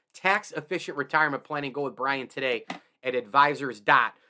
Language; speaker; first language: English; native; English